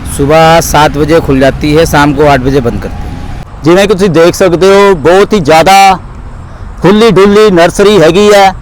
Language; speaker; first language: Hindi; non-native, local second language; Punjabi